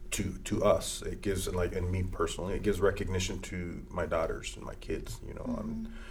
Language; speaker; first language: English; early bilingual, other home language; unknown